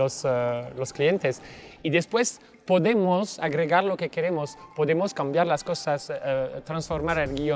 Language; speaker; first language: Spanish; non-native, fluent; French